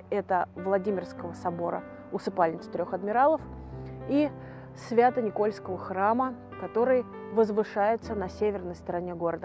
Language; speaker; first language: Russian; native; Russian